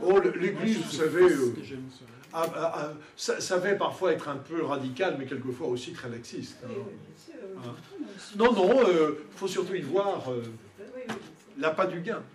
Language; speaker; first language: French; native; French